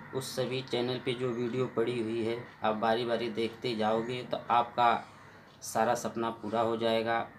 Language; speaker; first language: Hindi; native; Hindi